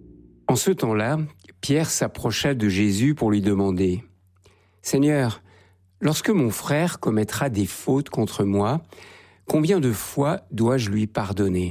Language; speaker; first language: French; native; French